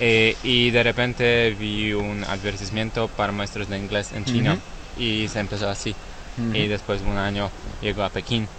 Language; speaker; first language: Spanish; non-native, learner; Polish